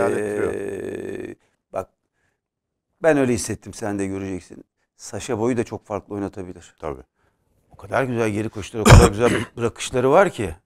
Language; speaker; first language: Turkish; native; Turkish